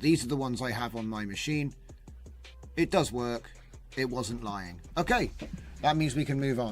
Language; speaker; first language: English; native; English